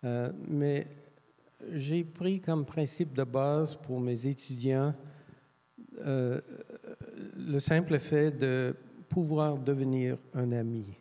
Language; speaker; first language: French; non-native, fluent; English